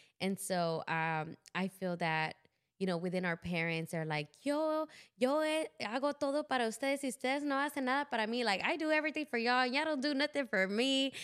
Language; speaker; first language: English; early bilingual, other home language; Spanish